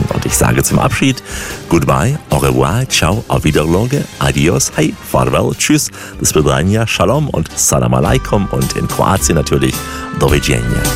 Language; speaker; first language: German; native; German